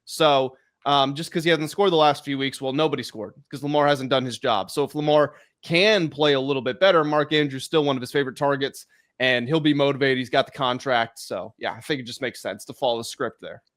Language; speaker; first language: English; native; English